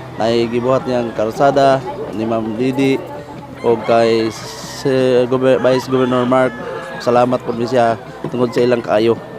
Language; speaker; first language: Cebuano; non-native, local second language; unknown